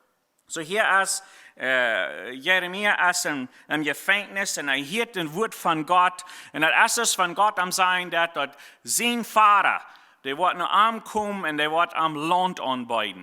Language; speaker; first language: German; non-native, learner; Plautdietsch